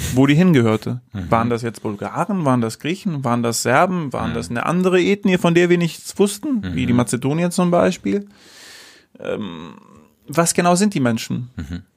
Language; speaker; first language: German; non-native, fluent; Greek